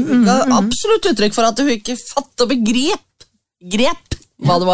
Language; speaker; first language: Norwegian; native; Norwegian